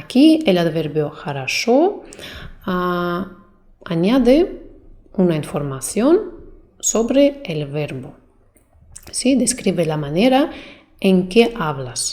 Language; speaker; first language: Spanish; non-native, fluent; Russian